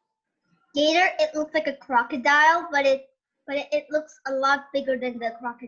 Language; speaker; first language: English; non-native, learner; Indonesian